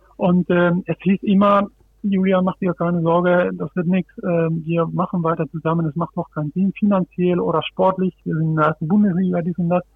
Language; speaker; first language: German; non-native, fluent; Spanish